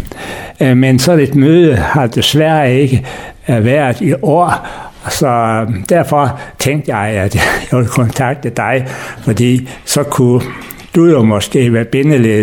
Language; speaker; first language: Danish; native; Danish